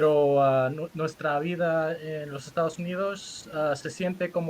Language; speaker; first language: Spanish; early bilingual, heritage; Spanish